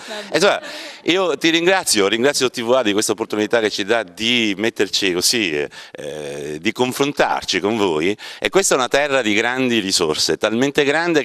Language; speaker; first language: Italian; native; Italian